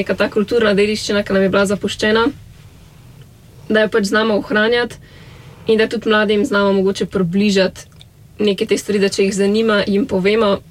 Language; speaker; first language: Slovenian; native; Slovenian